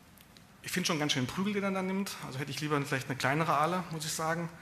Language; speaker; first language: German; native; German